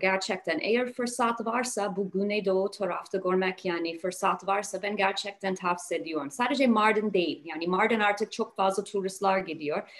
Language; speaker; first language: Turkish; non-native, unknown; English